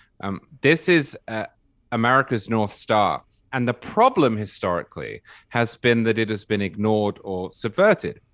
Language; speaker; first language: English; native; English